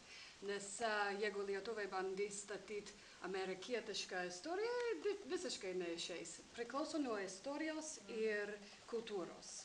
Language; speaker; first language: Lithuanian; non-native, fluent; English